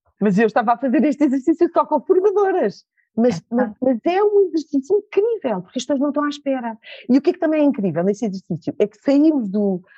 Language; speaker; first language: Portuguese; native; Portuguese